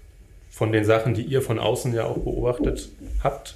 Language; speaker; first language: German; native; German